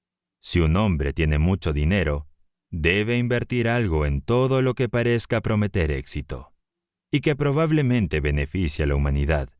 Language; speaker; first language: Spanish; native; Spanish